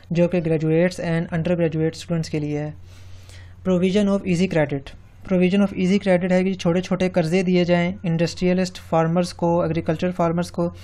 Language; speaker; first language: Urdu; non-native, local second language; Punjabi